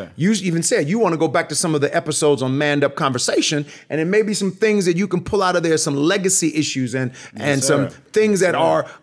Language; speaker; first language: English; native; English